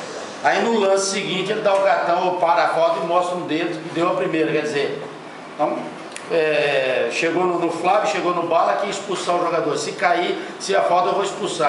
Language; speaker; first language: Portuguese; native; Portuguese